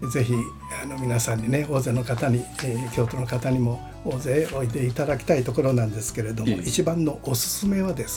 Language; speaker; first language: Japanese; native; Japanese